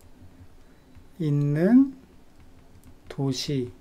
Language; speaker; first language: Korean; native; Korean